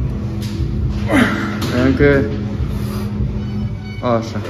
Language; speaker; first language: Romanian; native; Romanian